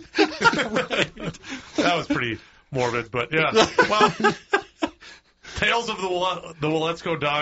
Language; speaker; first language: English; native; English